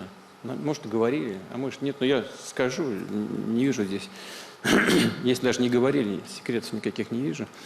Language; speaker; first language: Russian; native; Russian